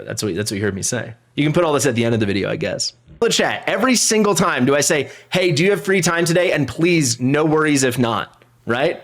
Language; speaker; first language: English; native; English